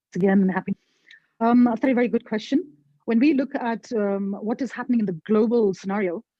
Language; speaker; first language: English; non-native, local second language; Nepali